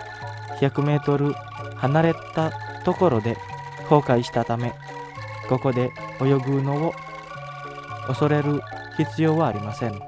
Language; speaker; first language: Japanese; non-native, fluent; Indonesian